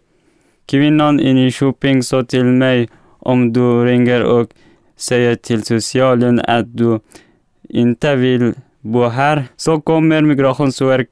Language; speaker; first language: Swedish; non-native, learner; Persian